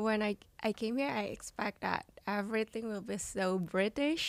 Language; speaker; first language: English; non-native, fluent; Indonesian